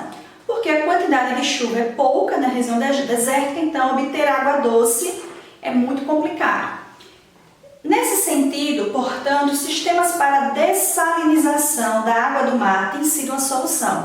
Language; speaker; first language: Portuguese; native; Portuguese